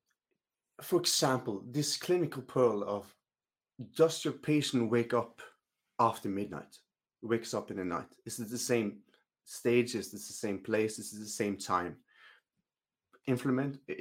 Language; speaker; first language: English; non-native, fluent; Norwegian